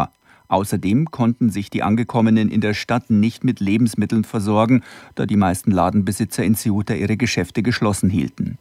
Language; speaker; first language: German; native; German